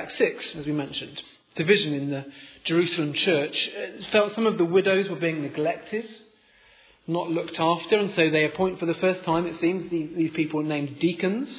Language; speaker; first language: English; native; English